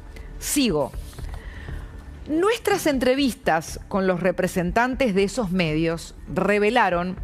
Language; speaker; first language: Spanish; native; Spanish